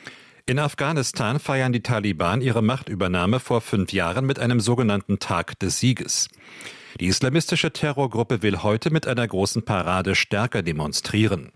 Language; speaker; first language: German; native; German